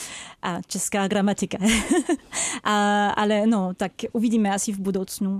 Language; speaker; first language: Czech; non-native, fluent; French